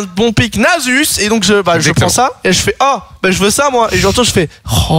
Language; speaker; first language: French; native; French